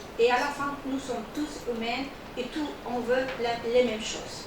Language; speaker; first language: French; non-native, learner; Spanish